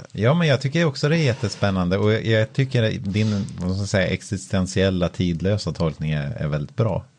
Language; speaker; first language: Swedish; native; Swedish